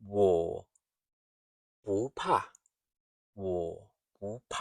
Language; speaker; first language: Chinese; non-native, fluent; English